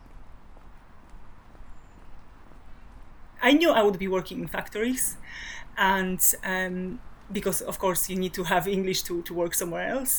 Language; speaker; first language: English; non-native, fluent; Polish